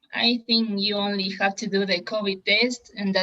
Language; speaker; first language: English; non-native, learner; Spanish